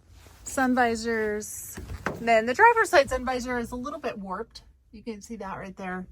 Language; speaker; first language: English; native; English